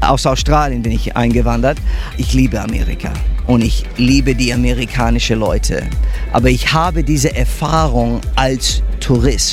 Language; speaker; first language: German; early bilingual, heritage; English